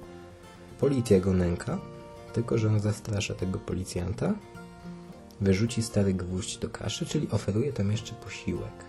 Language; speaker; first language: Polish; native; Polish